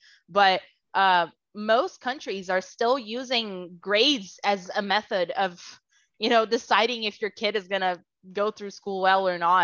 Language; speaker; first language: English; non-native, fluent; Portuguese